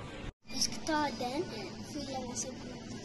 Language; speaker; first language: Swedish; non-native, learner; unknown